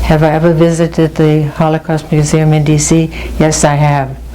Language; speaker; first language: English; early bilingual, other home language; German